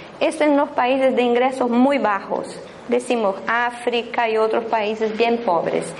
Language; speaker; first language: Spanish; non-native, fluent; Portuguese